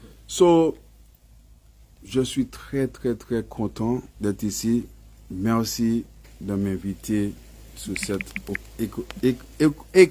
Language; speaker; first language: French; non-native, local second language; English